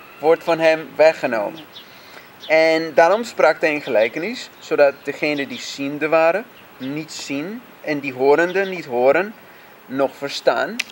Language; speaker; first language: Dutch; non-native, fluent; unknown